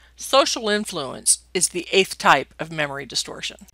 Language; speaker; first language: English; native; English